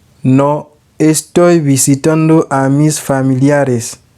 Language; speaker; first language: Spanish; non-native, learner; Haitian Creole